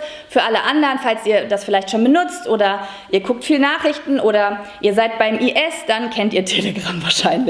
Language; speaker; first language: German; native; German